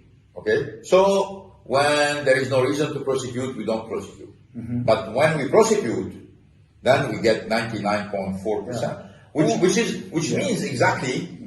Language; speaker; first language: English; non-native, fluent; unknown